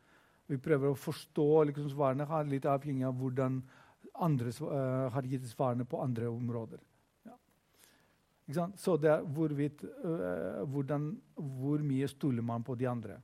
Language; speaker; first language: Norwegian; non-native, fluent; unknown